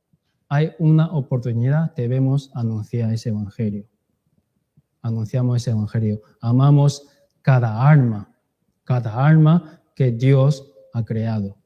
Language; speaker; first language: Spanish; non-native, learner; Chinese